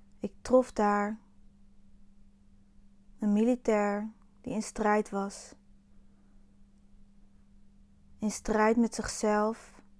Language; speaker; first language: Dutch; native; Dutch